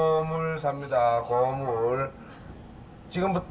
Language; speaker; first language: Korean; native; Korean